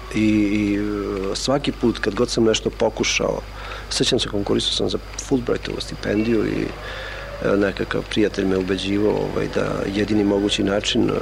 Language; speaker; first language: Serbian; non-native, local second language; Albanian